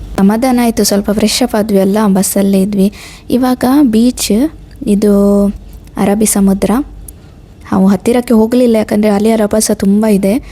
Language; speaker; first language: Kannada; non-native, local second language; Konkani